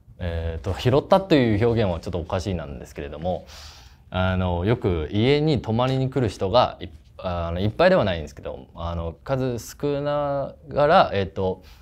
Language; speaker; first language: Japanese; non-native, fluent; Chinese